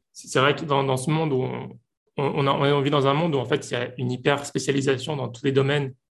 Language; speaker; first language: French; native; French